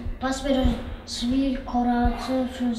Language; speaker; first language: German; native; German